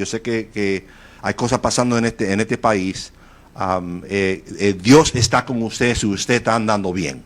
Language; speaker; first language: Spanish; native; Spanish